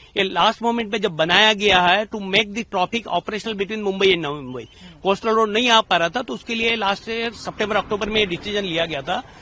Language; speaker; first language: Hindi; non-native, local second language; Gujarati